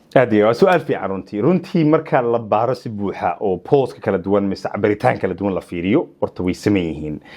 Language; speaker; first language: Somali; early bilingual, heritage; Somali